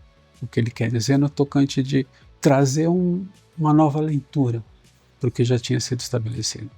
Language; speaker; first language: Portuguese; native; Portuguese